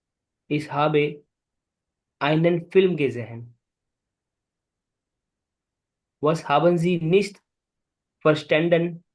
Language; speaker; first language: German; non-native, learner; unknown